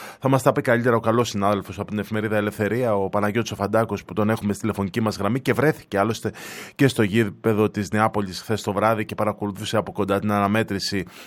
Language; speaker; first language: Greek; native; Greek